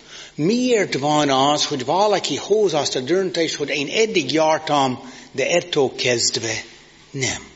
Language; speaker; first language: Hungarian; non-native, fluent; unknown